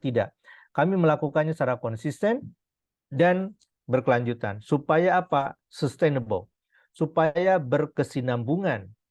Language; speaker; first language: Indonesian; native; Indonesian